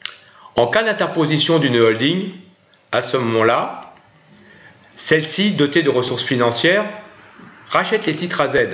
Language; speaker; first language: French; native; French